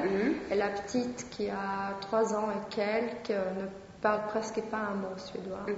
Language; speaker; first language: French; non-native, fluent; Swedish